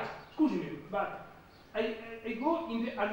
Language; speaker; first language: English; non-native, learner; Italian